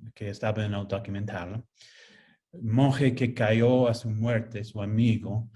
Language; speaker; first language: Spanish; non-native, fluent; English